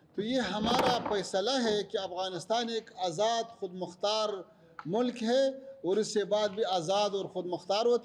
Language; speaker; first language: Hindi; non-native, fluent; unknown